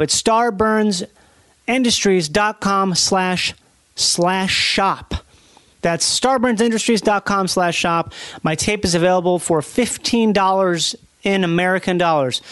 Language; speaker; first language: English; native; English